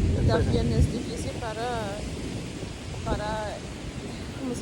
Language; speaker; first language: Spanish; early bilingual, heritage; Spanish